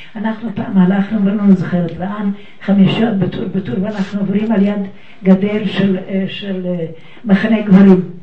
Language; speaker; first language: Hebrew; non-native, fluent; Yiddish